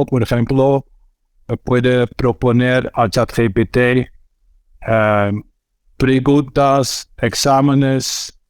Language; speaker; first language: Spanish; non-native, fluent; Dutch